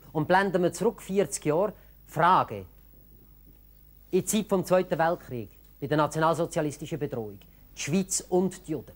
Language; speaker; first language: German; native; German